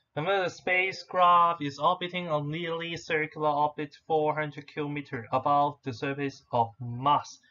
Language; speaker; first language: English; non-native, local second language; Cantonese